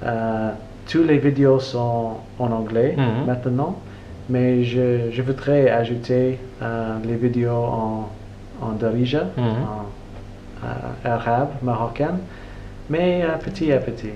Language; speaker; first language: French; non-native, learner; English